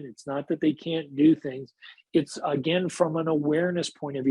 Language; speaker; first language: English; native; English